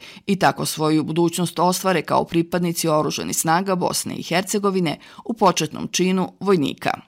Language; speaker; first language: Serbian; native; Serbian